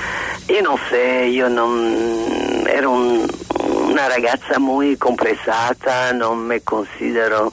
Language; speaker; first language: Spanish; non-native, learner; Italian